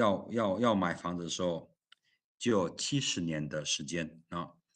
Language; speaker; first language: Chinese; non-native, fluent; Lao